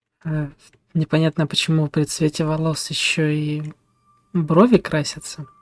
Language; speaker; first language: Russian; native; Russian